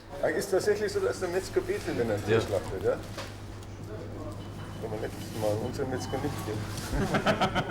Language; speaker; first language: German; native; German